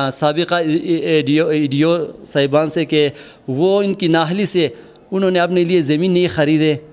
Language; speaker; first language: Urdu; non-native, local second language; Khowar